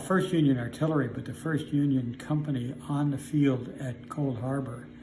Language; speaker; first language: English; native; English